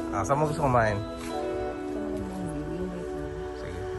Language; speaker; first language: Filipino; native; Filipino